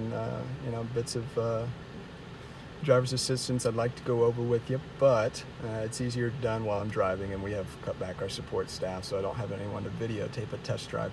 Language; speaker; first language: English; native; English